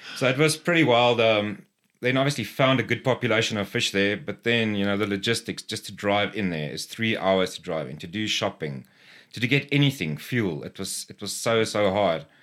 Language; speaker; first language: English; non-native, local second language; Afrikaans